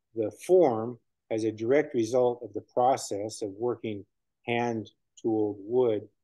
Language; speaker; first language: English; native; English